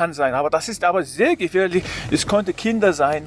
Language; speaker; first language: German; non-native, learner; Mongolian